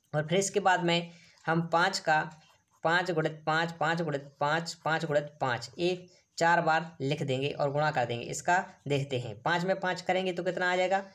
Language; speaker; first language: Hindi; native; Hindi